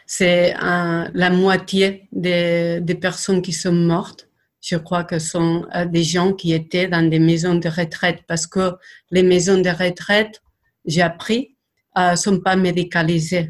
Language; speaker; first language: French; non-native, fluent; Spanish